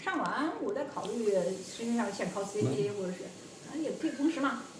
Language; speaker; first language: Chinese; native; Chinese